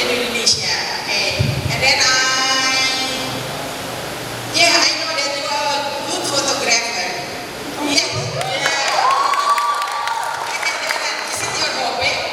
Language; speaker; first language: English; non-native, fluent; Indonesian